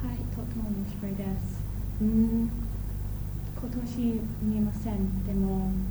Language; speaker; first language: Japanese; non-native, learner; English